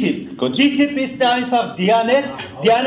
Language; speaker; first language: German; non-native, learner; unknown